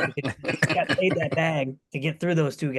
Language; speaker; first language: English; native; English